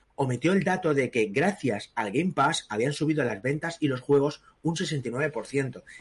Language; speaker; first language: Spanish; native; Spanish